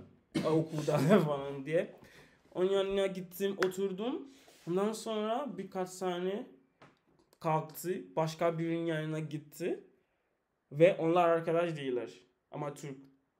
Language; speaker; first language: Turkish; non-native, learner; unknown